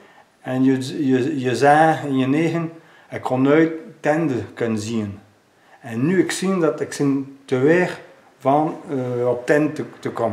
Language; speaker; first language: Dutch; non-native, local second language; French